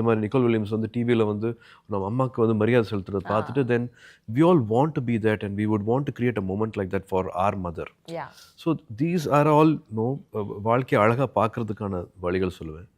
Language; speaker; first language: Tamil; native; Tamil